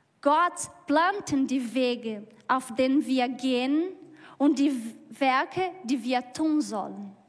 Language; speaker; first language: German; non-native, learner; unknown